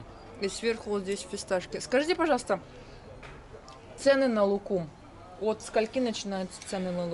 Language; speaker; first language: Russian; native; Russian